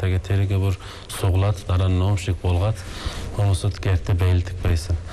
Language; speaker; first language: Mongolian; non-native, fluent; Turkish